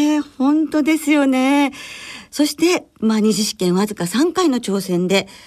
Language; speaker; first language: Japanese; native; Japanese